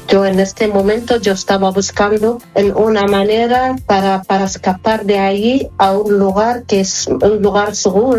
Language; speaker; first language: Spanish; non-native, learner; Arabic